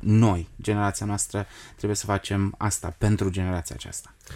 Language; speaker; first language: Romanian; native; Romanian